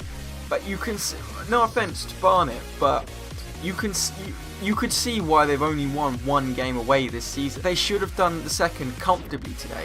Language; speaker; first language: English; native; English